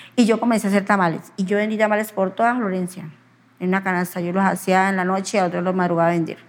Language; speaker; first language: Spanish; native; Spanish